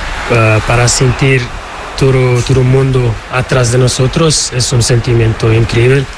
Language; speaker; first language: Spanish; non-native, learner; Portuguese